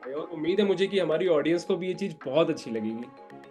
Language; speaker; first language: Hindi; native; Hindi